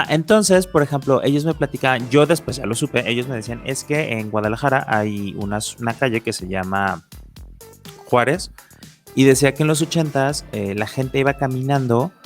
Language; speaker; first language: Spanish; native; Spanish